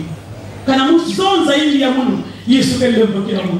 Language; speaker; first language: French; non-native, local second language; Lingala